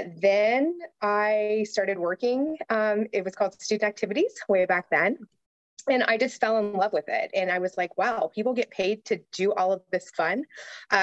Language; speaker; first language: English; native; English